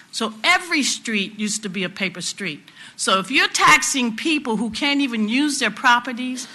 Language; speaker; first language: English; native; English